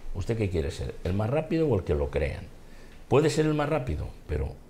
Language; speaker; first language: Spanish; non-native, local second language; Catalan